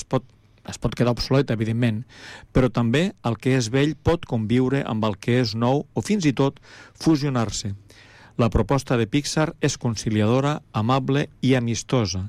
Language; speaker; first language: Catalan; native; Catalan